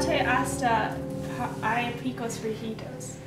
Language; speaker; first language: Spanish; non-native, learner; English